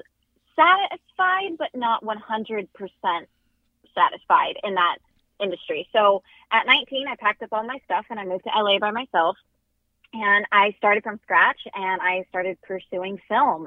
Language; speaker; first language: English; native; English